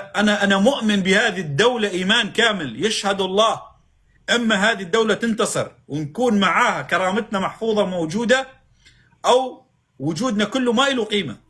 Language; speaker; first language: Arabic; native; Arabic